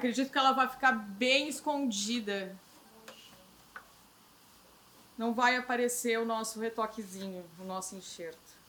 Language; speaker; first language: Portuguese; native; Portuguese